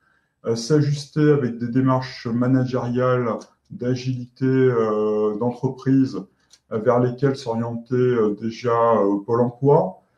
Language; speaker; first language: French; native; French